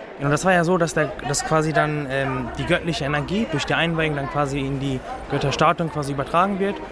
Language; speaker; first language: German; early bilingual, other home language; Tamil